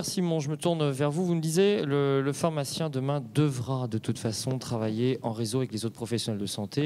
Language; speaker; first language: French; native; French